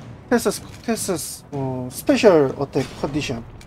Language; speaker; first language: English; non-native, learner; Korean